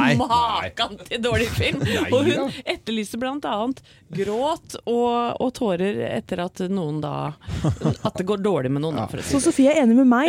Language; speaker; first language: Norwegian; native; Norwegian